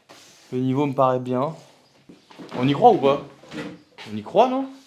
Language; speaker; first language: French; native; French